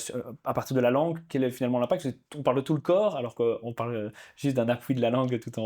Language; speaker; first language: French; native; French